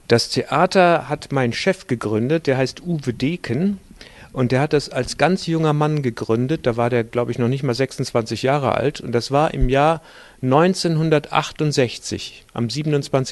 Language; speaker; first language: German; native; German